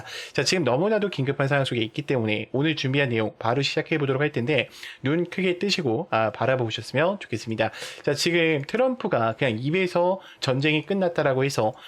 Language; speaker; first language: Korean; native; Korean